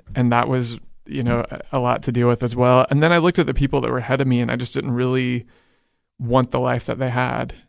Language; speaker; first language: English; native; English